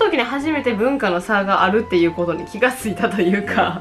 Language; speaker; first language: Japanese; native; Japanese